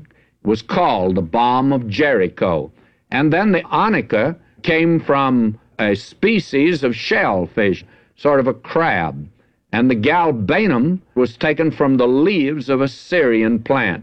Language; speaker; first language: English; native; English